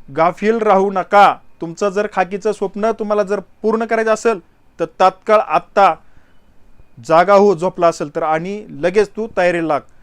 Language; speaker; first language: Marathi; native; Marathi